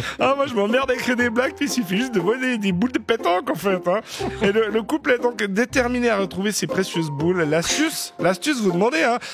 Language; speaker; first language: French; native; French